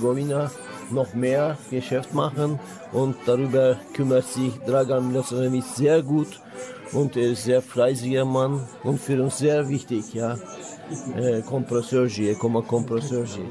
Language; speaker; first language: German; non-native, learner; Turkish